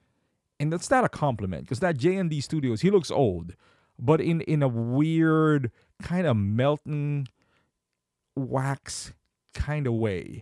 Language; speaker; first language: English; native; English